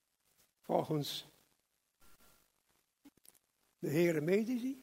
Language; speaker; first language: Dutch; non-native, local second language; English